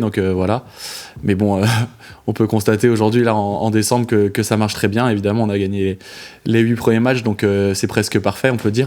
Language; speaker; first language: French; native; French